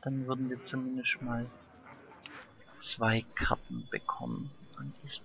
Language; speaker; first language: German; native; German